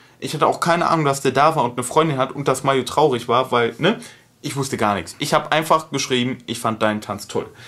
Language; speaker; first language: German; native; German